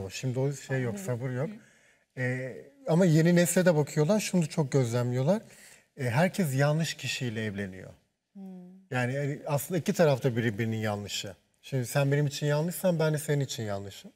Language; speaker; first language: Turkish; native; Turkish